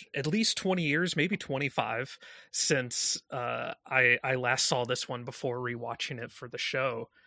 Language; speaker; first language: English; native; English